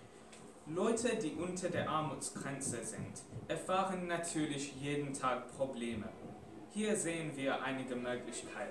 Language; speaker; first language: German; non-native, fluent; English